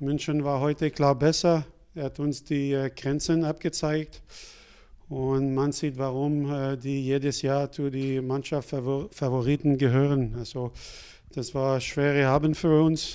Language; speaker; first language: German; non-native, fluent; French